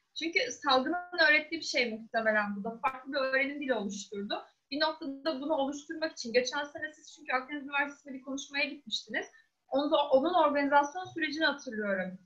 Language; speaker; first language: Turkish; native; Turkish